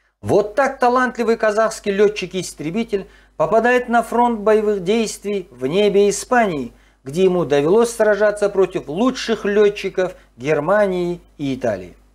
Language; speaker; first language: Russian; non-native, local second language; Kazakh